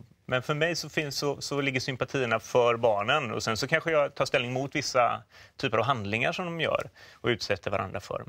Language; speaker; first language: Swedish; native; Swedish